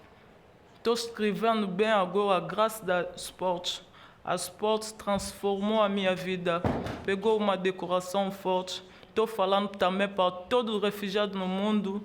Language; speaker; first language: Portuguese; non-native, learner; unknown